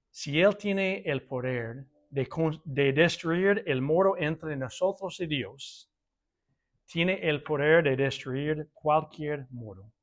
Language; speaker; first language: Spanish; non-native, fluent; English